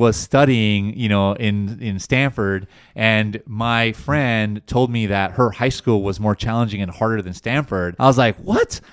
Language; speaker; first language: English; early bilingual, other home language; Spanish